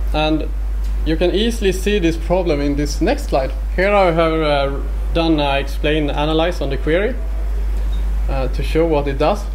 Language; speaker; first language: English; non-native, fluent; Swedish